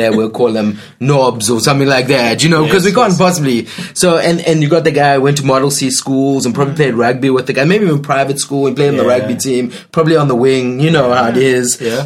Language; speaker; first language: English; native; English